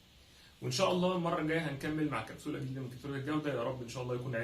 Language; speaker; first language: Arabic; native; Arabic